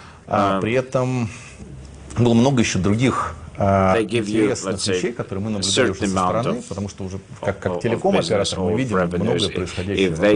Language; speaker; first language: Russian; native; Russian